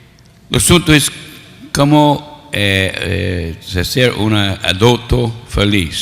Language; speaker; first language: Spanish; non-native, learner; English